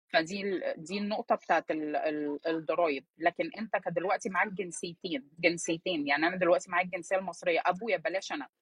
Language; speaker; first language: Arabic; early bilingual, heritage; Arabic